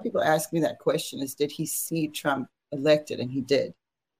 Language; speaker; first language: English; native; English